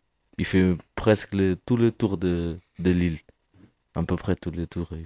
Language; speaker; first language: French; non-native, fluent; Kabuverdianu